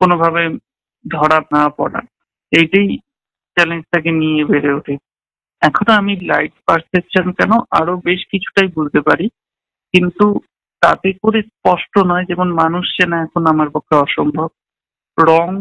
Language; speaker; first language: Bangla; native; Bangla